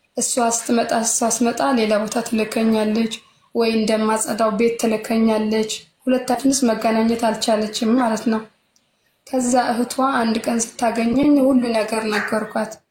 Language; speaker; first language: Amharic; native; Amharic